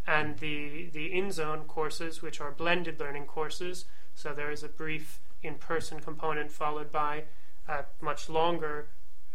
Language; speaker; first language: English; native; English